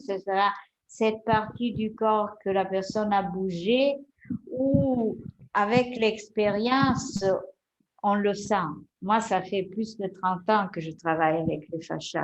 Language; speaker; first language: French; non-native, fluent; Italian